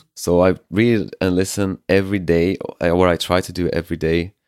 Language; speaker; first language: English; non-native, fluent; Swedish